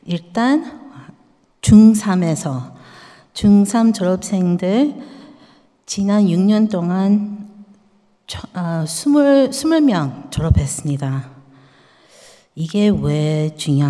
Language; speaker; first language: Korean; early bilingual, heritage; Korean